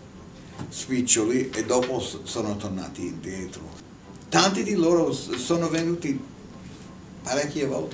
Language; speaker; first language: Italian; non-native, fluent; English